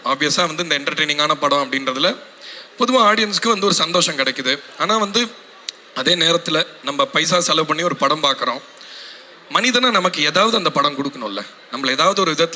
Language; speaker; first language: Tamil; native; Tamil